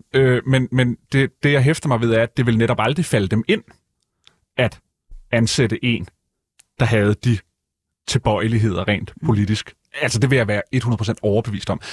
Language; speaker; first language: Danish; native; Danish